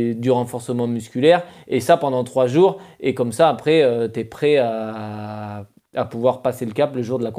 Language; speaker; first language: French; native; French